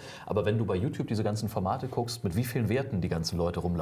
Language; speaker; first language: German; native; German